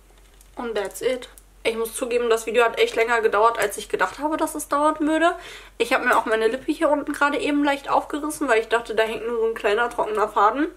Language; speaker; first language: German; native; German